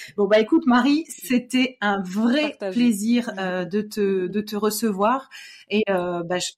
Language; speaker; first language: French; native; French